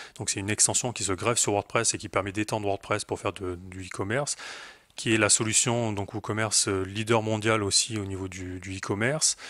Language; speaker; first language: French; native; French